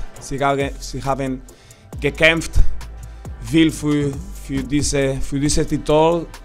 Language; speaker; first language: German; non-native, learner; Spanish